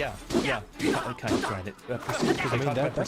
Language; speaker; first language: English; native; English